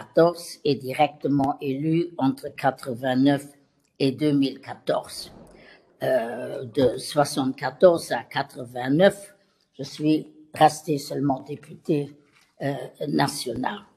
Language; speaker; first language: French; non-native, local second language; Luxembourgish